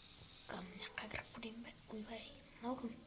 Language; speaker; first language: Kazakh; native; Kazakh